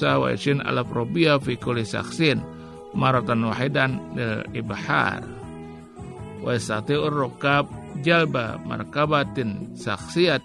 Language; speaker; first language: Arabic; non-native, fluent; Indonesian